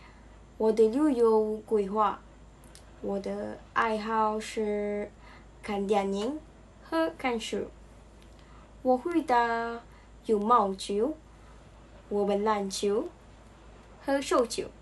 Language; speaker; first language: Chinese; non-native, learner; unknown